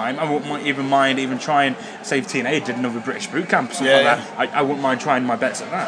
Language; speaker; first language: English; native; English